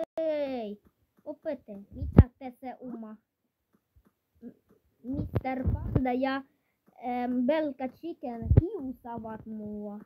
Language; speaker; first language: Finnish; non-native, learner; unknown